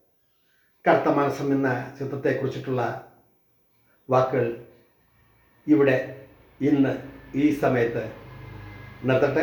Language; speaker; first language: Malayalam; native; Malayalam